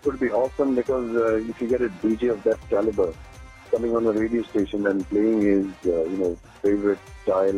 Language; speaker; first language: English; non-native, local second language; Punjabi